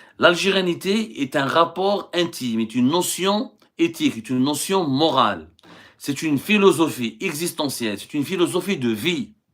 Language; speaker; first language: French; non-native, local second language; Arabic